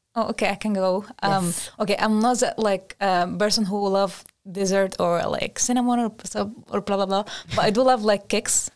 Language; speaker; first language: English; non-native, fluent; Arabic